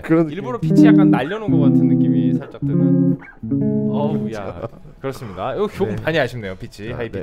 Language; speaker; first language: Korean; native; Korean